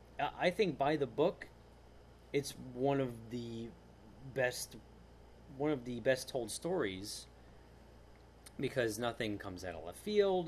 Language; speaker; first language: English; native; English